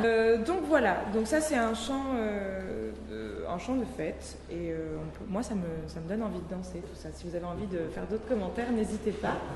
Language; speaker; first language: French; native; French